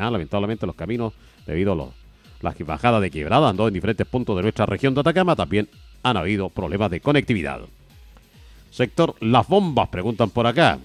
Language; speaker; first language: Spanish; native; Spanish